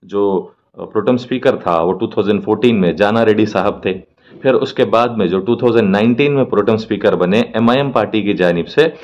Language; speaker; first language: Hindi; non-native, local second language; Urdu